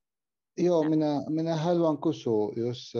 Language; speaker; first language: Finnish; non-native, learner; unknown